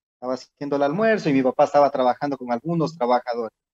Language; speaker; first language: Spanish; native; Spanish